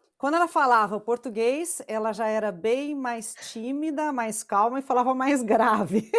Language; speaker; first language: Portuguese; non-native, local second language; German